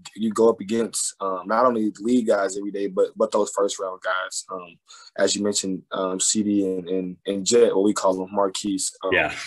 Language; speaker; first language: English; native; English